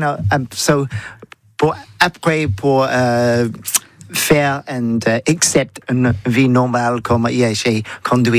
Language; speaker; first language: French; non-native, learner; English